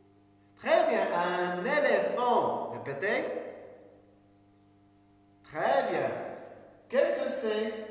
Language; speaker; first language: French; non-native, local second language; Arabic